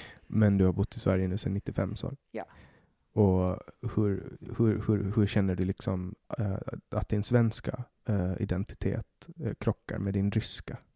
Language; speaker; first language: Swedish; native; Swedish